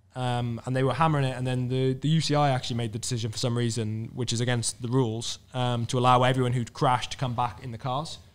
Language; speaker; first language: English; native; English